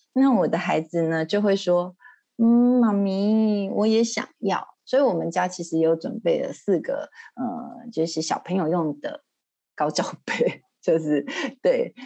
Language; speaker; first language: Chinese; native; Chinese